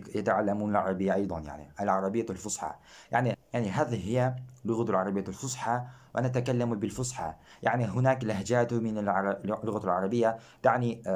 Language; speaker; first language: Arabic; non-native, fluent; Kazakh